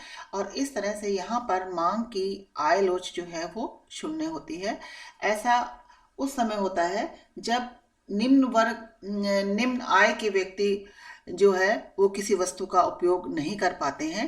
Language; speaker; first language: Hindi; native; Hindi